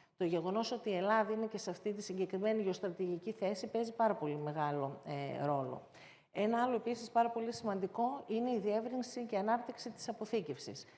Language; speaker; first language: Greek; native; Greek